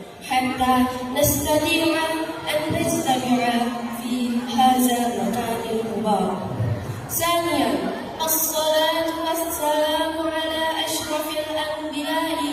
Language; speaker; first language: Arabic; non-native, learner; Indonesian